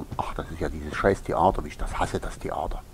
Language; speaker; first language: German; native; German